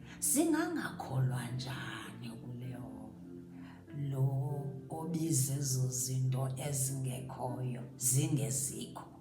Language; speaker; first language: Xhosa; native; Xhosa